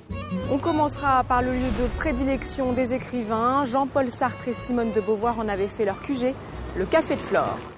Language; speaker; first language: French; native; French